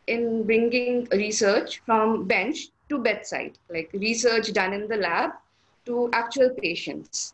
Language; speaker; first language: English; non-native, local second language; Hindi